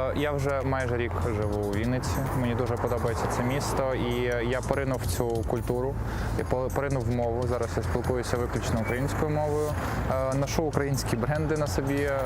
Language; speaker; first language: Ukrainian; non-native, local second language; Russian